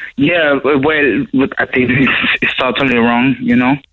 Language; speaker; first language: English; non-native, fluent; Spanish